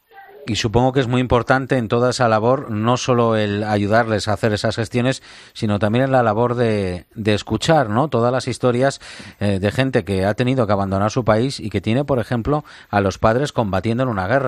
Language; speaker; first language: Spanish; native; Spanish